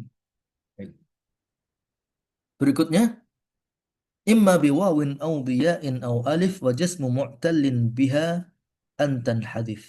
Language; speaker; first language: Arabic; non-native, fluent; Indonesian